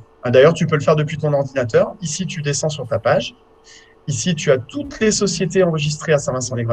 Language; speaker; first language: French; native; French